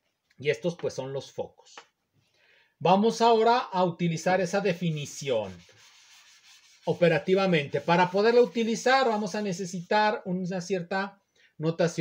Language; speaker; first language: Spanish; native; Spanish